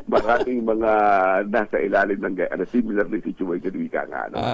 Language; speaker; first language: Filipino; native; Filipino